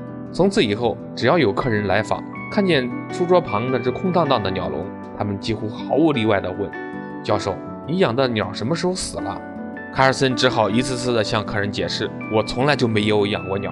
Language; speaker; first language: Chinese; native; Chinese